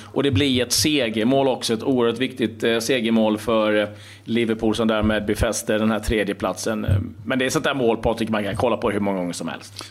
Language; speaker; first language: Swedish; native; Swedish